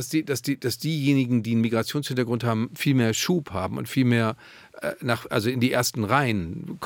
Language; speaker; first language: German; native; German